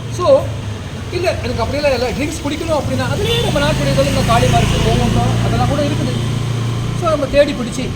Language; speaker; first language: Tamil; non-native, local second language; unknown